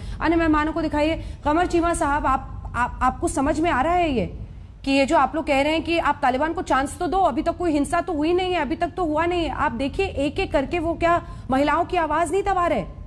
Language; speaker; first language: Hindi; native; Hindi